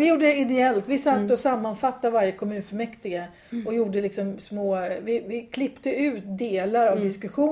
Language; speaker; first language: Swedish; native; Swedish